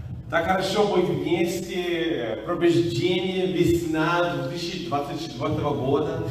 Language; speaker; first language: Russian; non-native, learner; English